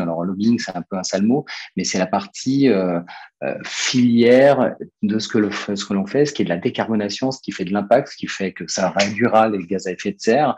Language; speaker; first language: French; native; French